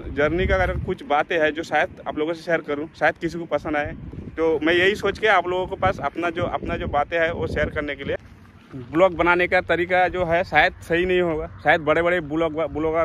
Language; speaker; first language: Hindi; non-native, local second language; Bangla